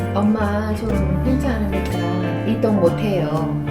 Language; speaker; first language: Korean; non-native, learner; Vietnamese